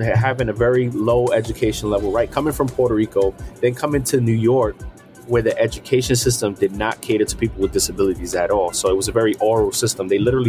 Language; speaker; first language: English; early bilingual, other home language; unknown